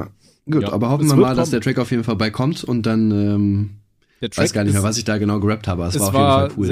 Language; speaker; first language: German; native; German